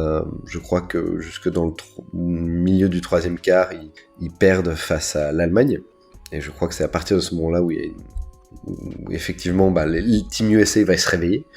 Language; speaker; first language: French; native; French